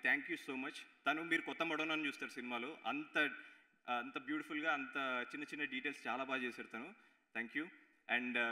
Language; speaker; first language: Telugu; native; Telugu